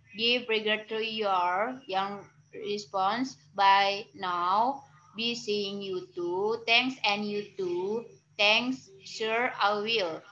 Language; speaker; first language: English; non-native, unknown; Indonesian